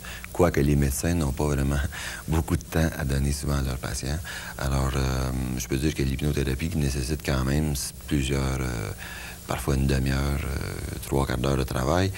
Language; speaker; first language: French; native; French